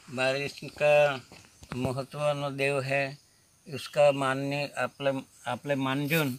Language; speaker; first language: Hindi; non-native, local second language; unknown